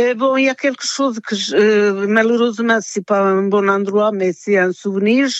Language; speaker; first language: French; non-native, fluent; Portuguese